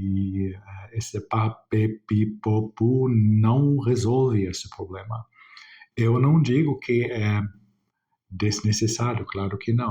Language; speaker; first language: Portuguese; non-native, fluent; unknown